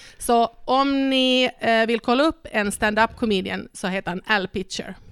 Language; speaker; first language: Swedish; non-native, local second language; Spanish